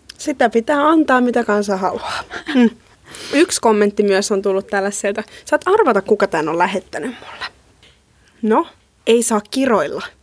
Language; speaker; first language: Finnish; native; Finnish